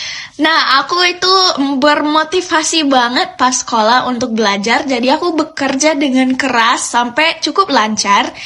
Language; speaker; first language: Indonesian; non-native, fluent; English